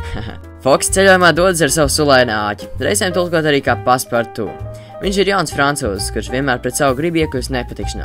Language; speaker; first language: Latvian; native; Latvian